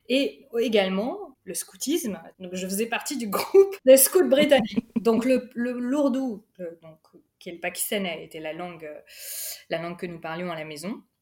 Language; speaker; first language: French; early bilingual, other home language; Urdu